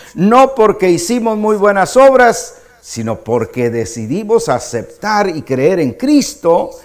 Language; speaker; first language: Spanish; native; Spanish